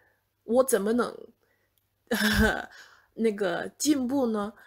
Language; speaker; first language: Chinese; non-native, fluent; English